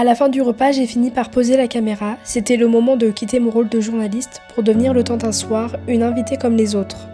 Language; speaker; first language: French; native; French